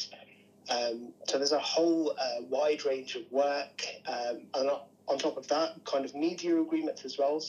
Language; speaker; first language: English; native; English